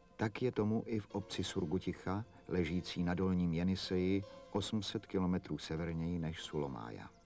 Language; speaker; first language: Czech; native; Czech